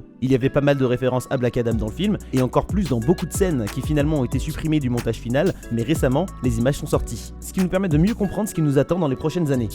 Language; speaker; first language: French; native; French